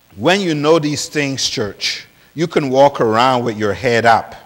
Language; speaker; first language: English; non-native, fluent; Spanish